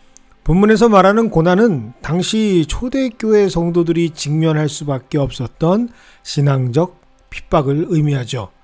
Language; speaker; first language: Korean; native; Korean